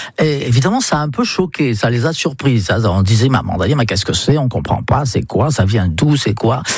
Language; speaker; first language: French; non-native, fluent; English